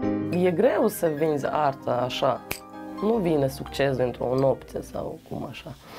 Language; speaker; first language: Romanian; non-native, fluent; Russian